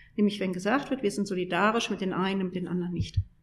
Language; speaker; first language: German; native; German